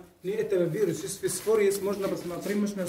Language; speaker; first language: Russian; non-native, learner; Arabic